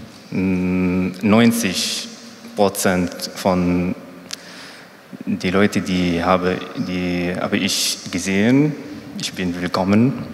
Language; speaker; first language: German; non-native, learner; Arabic